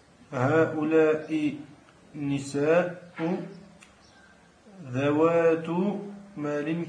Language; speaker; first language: Arabic; non-native, learner; French